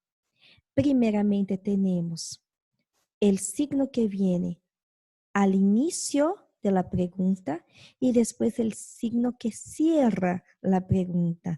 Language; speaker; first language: Spanish; non-native, fluent; Portuguese